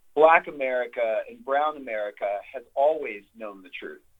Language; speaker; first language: English; native; English